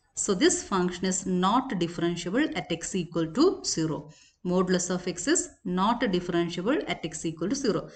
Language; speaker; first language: English; non-native, local second language; Malayalam